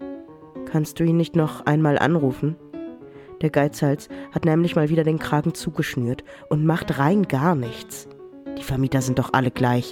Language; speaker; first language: German; early bilingual, other home language; French